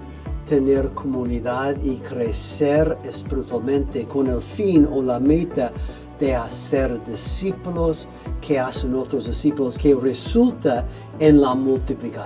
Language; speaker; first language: Spanish; non-native, fluent; English